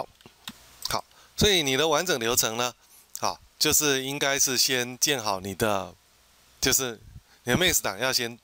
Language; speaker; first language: Chinese; native; Chinese